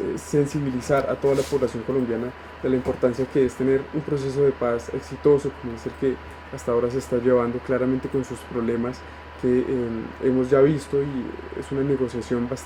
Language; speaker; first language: Spanish; native; Spanish